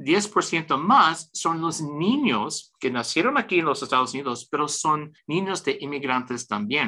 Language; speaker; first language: Spanish; early bilingual, heritage; English